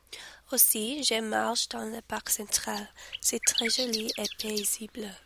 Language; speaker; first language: French; non-native, learner; English